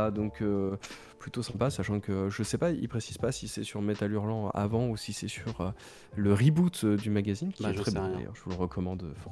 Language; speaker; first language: French; native; French